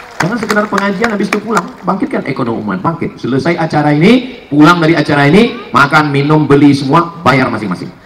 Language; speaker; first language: Indonesian; native; Indonesian